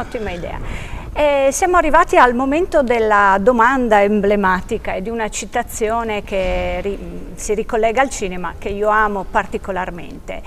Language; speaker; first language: Italian; native; Italian